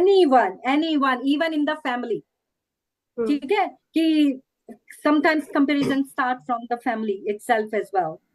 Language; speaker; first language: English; non-native, local second language; Hindi